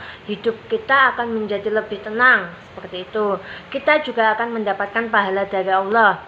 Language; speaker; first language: Indonesian; native; Indonesian